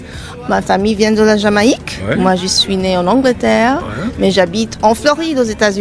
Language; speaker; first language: French; non-native, fluent; English